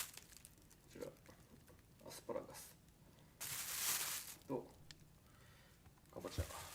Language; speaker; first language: Japanese; native; Japanese